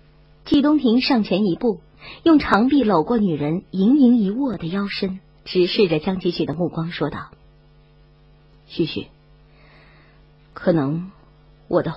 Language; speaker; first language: Chinese; native; Chinese